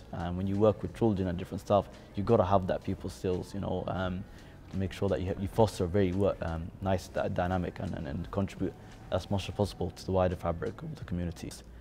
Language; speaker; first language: English; native; English